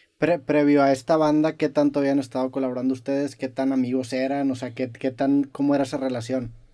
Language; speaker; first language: Spanish; native; Spanish